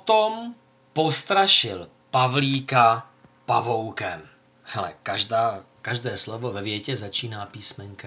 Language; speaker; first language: Czech; native; Czech